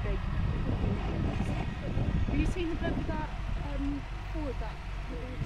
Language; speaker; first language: English; native; English